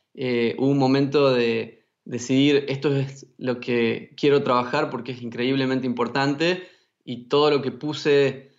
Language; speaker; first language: Spanish; native; Spanish